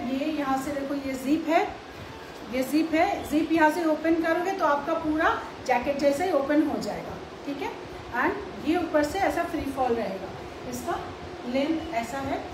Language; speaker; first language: Hindi; non-native, local second language; Bangla